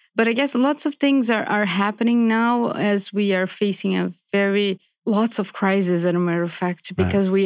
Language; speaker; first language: English; non-native, fluent; Portuguese